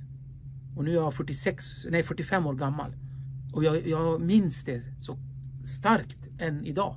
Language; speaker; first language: Swedish; early bilingual, other home language; Kurdish